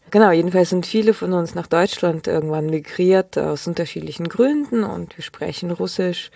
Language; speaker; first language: German; early bilingual, other home language; Russian